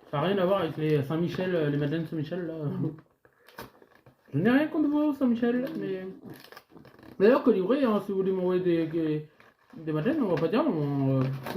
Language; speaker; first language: French; native; French